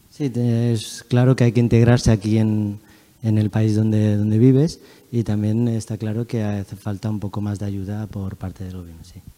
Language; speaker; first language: Spanish; early bilingual, other home language; Chinese